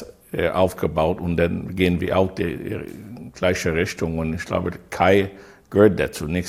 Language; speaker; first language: German; non-native, learner; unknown